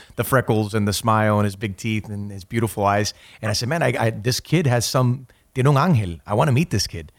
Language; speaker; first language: English; early bilingual, other home language; Spanish